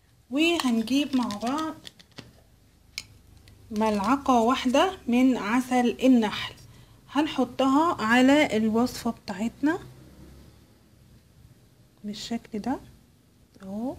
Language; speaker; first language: Arabic; native; Arabic